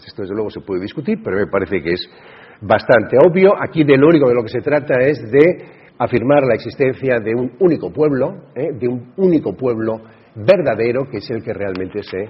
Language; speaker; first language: Spanish; native; Spanish